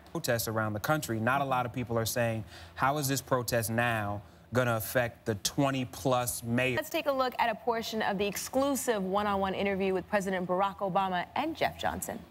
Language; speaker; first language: English; native; English